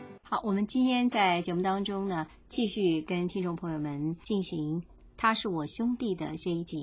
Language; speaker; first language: Chinese; native; Chinese